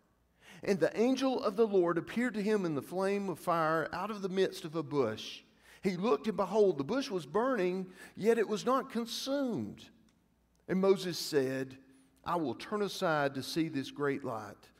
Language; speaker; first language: English; native; English